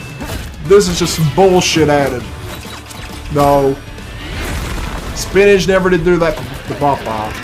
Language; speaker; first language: English; native; English